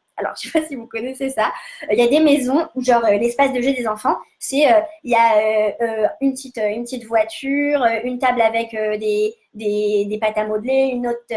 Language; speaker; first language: French; native; French